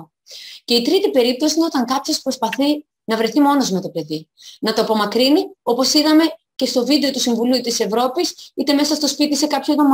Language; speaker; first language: Greek; native; Greek